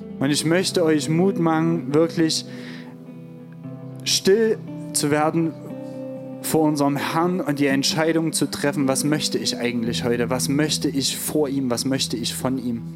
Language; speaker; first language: German; native; German